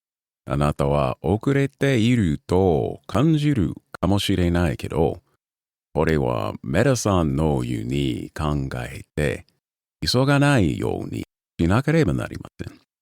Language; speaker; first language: Japanese; non-native, learner; English